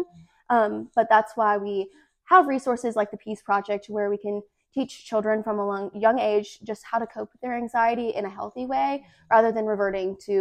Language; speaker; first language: English; native; English